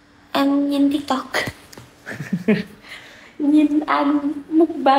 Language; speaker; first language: Vietnamese; non-native, learner; Indonesian